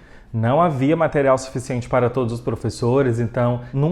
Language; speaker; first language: Portuguese; native; Portuguese